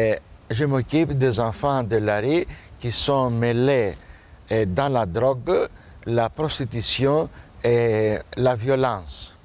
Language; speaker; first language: French; non-native, fluent; Greek